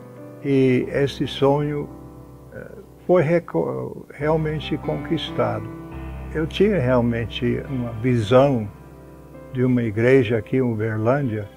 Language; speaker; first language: Portuguese; non-native, fluent; English